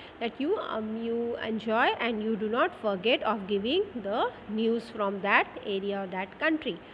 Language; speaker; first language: English; non-native, local second language; Marathi